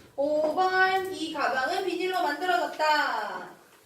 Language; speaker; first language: Korean; native; Korean